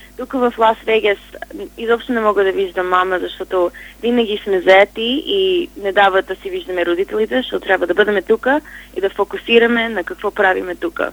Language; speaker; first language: Bulgarian; early bilingual, heritage; Bulgarian